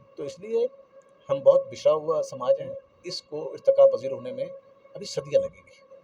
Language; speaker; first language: Urdu; non-native, local second language; Punjabi